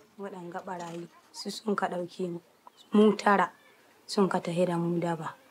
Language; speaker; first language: Hausa; native; Hausa